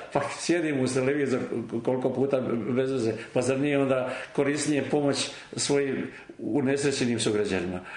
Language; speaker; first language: Serbian; native; Serbian